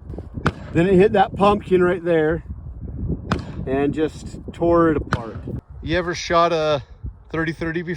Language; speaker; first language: English; native; English